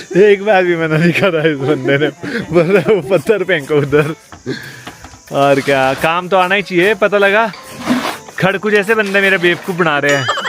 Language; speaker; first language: Hindi; native; Hindi